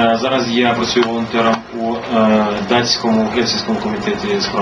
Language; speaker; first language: Ukrainian; native; Ukrainian